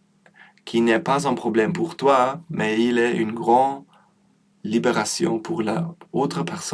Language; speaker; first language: French; non-native, learner; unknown